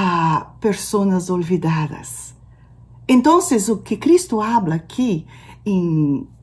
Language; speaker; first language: Spanish; non-native, learner; Portuguese